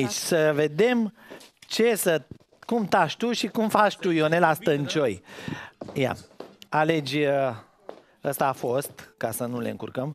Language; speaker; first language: Romanian; native; Romanian